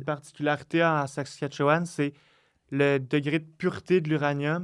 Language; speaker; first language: French; native; French